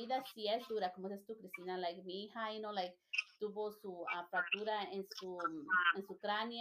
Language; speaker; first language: Spanish; native; Spanish